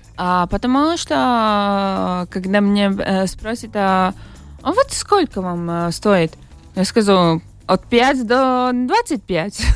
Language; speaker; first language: Russian; non-native, local second language; Latvian